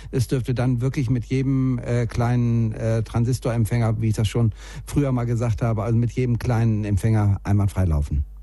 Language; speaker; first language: German; native; German